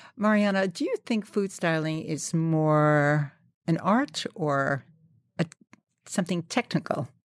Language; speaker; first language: English; native; English